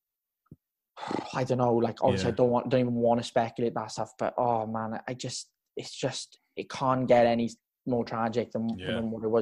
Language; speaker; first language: English; native; English